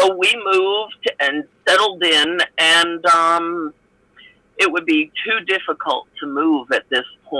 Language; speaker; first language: English; native; English